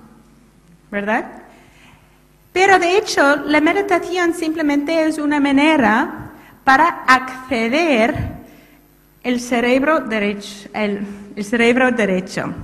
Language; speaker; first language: Spanish; non-native, fluent; English